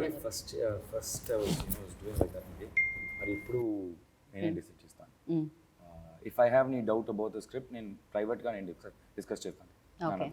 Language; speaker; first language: Telugu; non-native, learner; Tamil